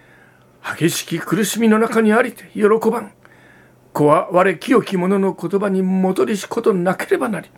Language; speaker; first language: Japanese; native; Japanese